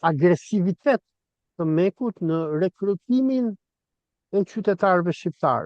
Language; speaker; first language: Albanian; native; Albanian